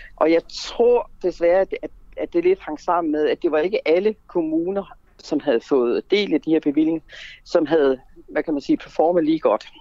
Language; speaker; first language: Danish; native; Danish